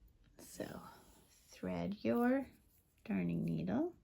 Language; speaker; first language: English; native; English